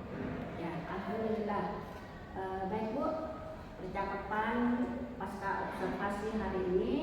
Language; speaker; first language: Indonesian; native; Indonesian